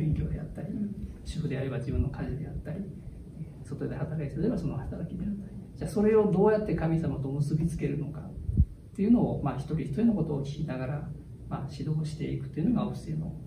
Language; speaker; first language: Japanese; native; Japanese